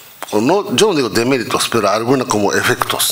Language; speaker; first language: Spanish; non-native, fluent; Japanese